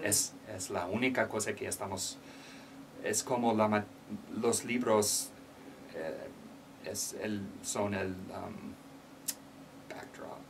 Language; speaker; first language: Spanish; non-native, learner; English